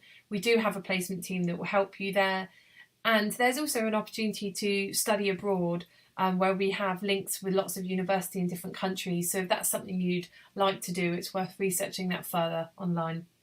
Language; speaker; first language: English; native; English